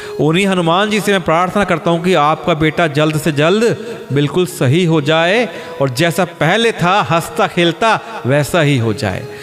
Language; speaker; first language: Hindi; native; Hindi